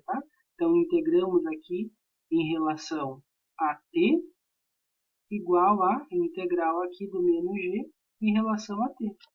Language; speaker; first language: Portuguese; native; Portuguese